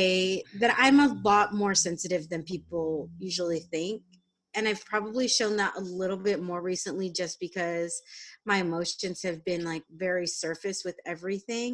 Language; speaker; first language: English; native; English